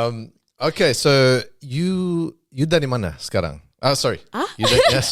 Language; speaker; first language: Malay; early bilingual, heritage; English